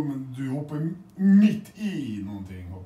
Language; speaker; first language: Swedish; early bilingual, other home language; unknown